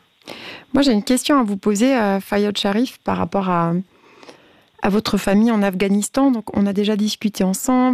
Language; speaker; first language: French; native; French